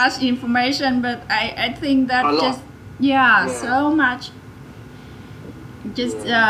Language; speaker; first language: English; non-native, learner; Vietnamese